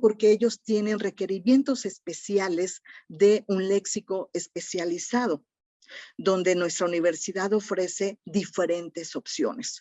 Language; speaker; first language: Spanish; native; Spanish